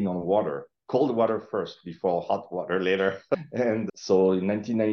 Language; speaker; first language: English; non-native, fluent; French